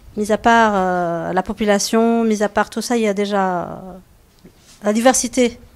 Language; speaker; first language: French; non-native, local second language; Arabic